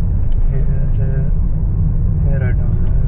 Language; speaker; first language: English; non-native, learner; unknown